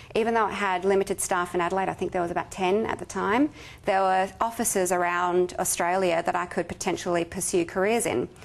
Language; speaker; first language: English; native; English